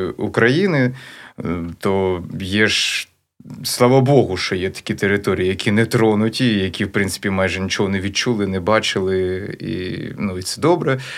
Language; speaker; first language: Ukrainian; native; Ukrainian